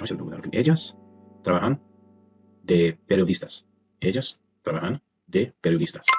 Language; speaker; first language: Spanish; non-native, learner; English